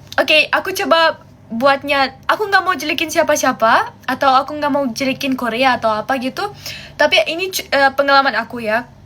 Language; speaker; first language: Indonesian; non-native, fluent; German